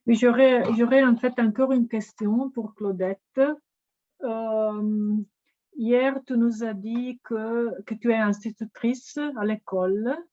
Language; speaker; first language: French; non-native, fluent; Italian